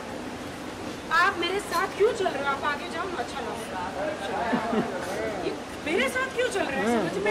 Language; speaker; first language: Hindi; native; Hindi